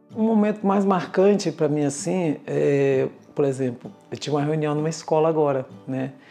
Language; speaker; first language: Portuguese; native; Portuguese